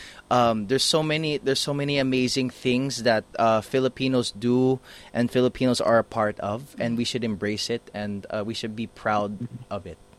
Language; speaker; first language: English; native; English